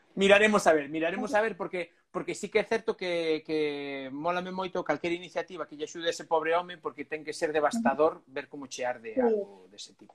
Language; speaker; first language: Galician; non-native, local second language; Spanish